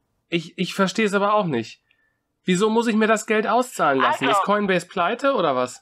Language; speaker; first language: German; native; German